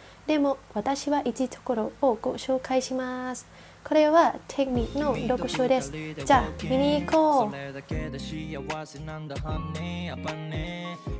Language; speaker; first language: Japanese; non-native, learner; Thai